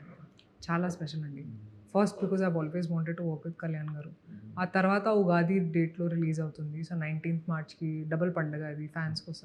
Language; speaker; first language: Telugu; non-native, local second language; Hindi